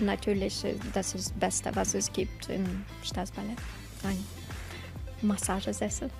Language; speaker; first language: German; non-native, learner; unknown